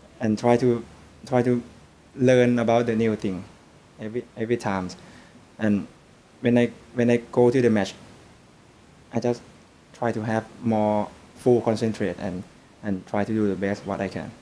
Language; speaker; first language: English; non-native, learner; Thai